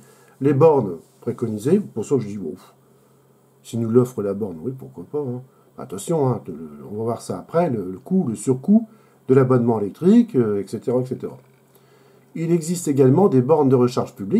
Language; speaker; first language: French; native; French